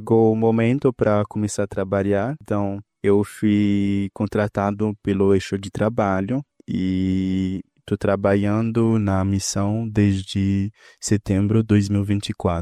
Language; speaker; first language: Portuguese; non-native, fluent; Haitian Creole